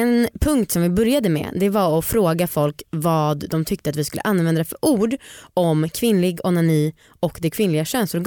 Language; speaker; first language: Swedish; native; Swedish